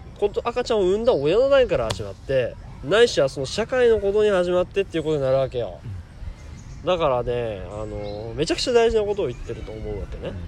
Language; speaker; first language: Japanese; native; Japanese